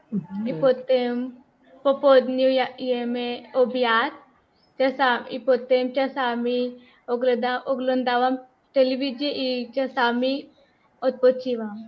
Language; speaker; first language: Polish; non-native, learner; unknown